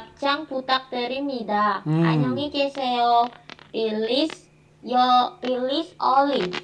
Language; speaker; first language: Korean; non-native, learner; Indonesian